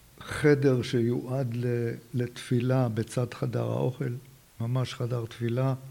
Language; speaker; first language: Hebrew; native; Hebrew